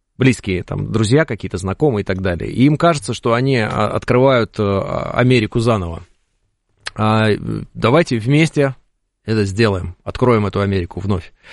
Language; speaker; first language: Russian; native; Russian